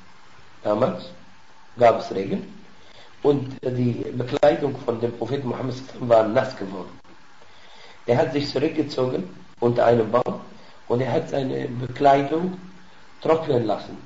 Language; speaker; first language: German; non-native, fluent; Arabic